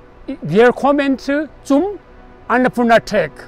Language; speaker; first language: German; non-native, learner; Nepali